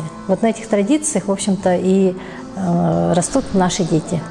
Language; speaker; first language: Russian; native; Russian